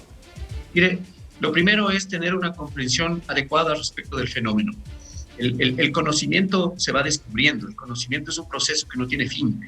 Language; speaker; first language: Spanish; native; Spanish